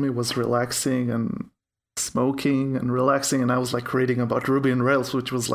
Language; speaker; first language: English; non-native, fluent; Hebrew